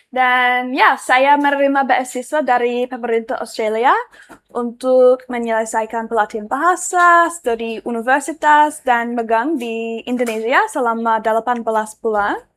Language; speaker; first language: Indonesian; non-native, learner; English